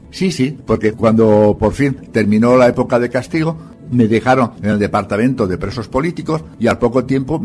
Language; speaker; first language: Spanish; native; Spanish